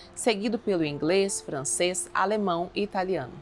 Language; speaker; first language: Portuguese; native; Portuguese